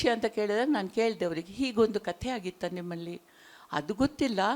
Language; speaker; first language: Kannada; non-native, local second language; Konkani